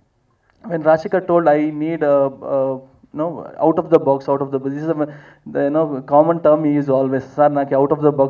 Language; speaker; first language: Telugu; non-native, learner; Kannada